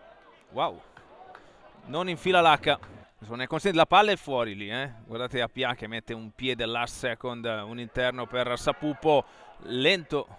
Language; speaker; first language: Italian; native; Italian